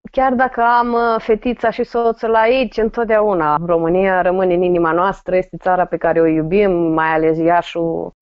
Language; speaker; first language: Romanian; native; Romanian